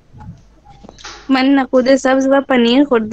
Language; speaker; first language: Persian; non-native, learner; Urdu